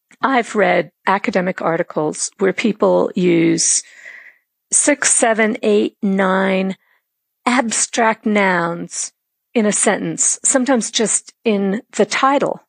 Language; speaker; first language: English; native; English